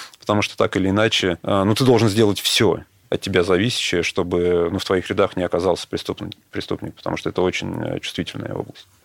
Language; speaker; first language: Russian; native; Russian